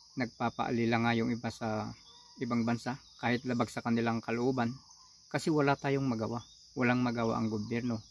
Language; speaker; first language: Filipino; non-native, local second language; Iloko